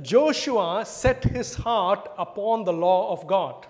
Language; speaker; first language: English; non-native, local second language; Tamil